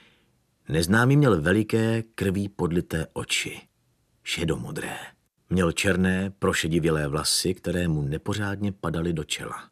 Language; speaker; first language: Czech; native; Czech